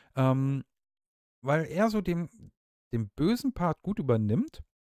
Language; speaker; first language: German; native; German